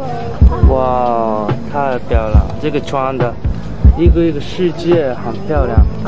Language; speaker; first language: Chinese; non-native, learner; Japanese